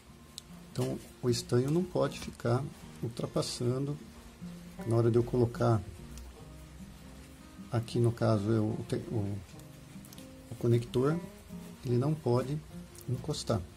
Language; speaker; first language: Portuguese; native; Portuguese